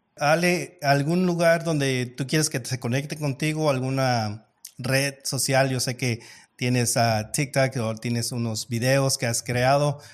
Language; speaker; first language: Spanish; early bilingual, heritage; Spanish